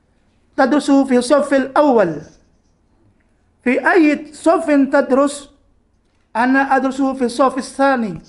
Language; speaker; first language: Arabic; non-native, learner; Indonesian